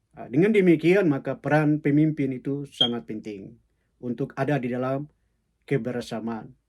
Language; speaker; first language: Indonesian; native; Indonesian